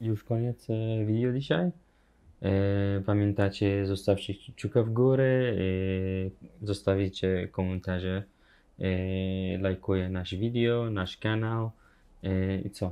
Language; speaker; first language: Polish; non-native, learner; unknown